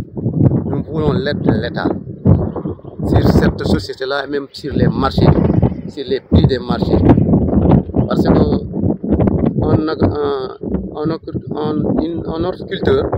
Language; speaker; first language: French; non-native, local second language; Wolof